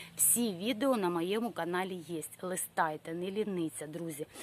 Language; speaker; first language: Ukrainian; non-native, local second language; Russian